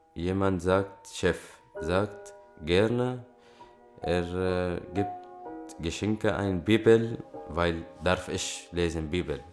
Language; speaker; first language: German; non-native, learner; Arabic